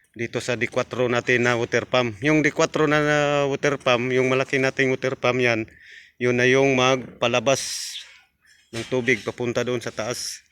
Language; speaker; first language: Filipino; non-native, local second language; Cebuano